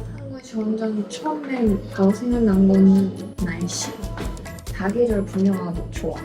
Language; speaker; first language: Korean; non-native, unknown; Chinese